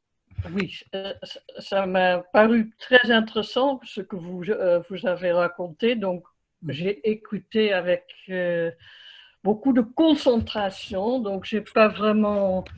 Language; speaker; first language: French; non-native, fluent; Dutch